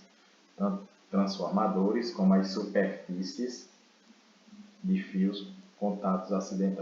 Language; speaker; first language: Portuguese; native; Portuguese